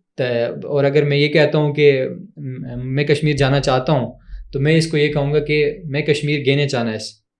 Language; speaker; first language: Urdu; non-native, local second language; Pahari-Potwari